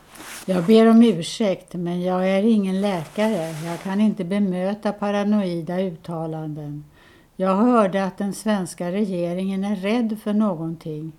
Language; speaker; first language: Swedish; native; Swedish